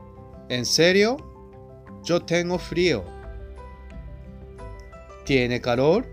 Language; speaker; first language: Spanish; non-native, fluent; Japanese